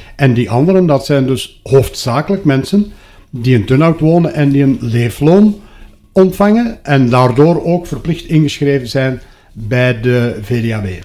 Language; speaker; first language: Dutch; native; Dutch